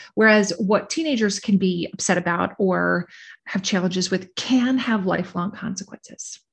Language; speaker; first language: English; native; English